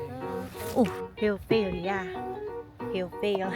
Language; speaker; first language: Dutch; non-native, learner; Filipino